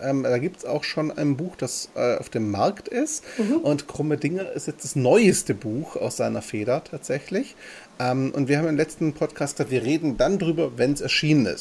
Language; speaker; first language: German; native; German